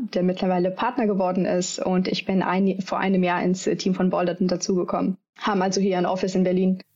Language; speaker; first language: German; native; German